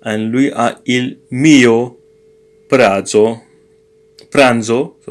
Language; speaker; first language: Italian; non-native, learner; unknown